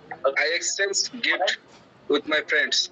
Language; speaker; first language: English; non-native, learner; Bangla